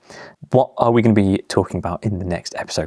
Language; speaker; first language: English; native; English